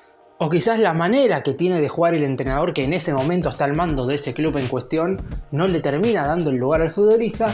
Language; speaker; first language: Spanish; native; Spanish